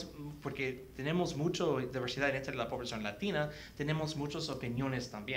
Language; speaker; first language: Spanish; early bilingual, heritage; Spanish